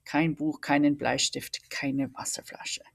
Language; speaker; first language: German; non-native, fluent; English